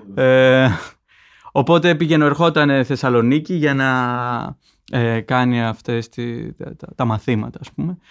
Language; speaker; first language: Greek; native; Greek